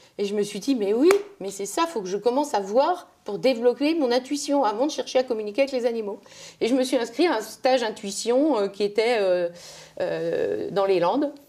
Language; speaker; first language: French; native; French